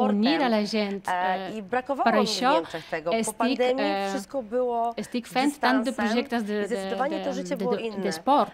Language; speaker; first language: Catalan; non-native, learner; Polish